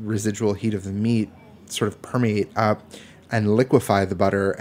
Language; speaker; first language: English; native; English